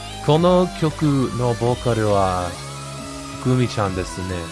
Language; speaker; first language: Japanese; non-native, learner; English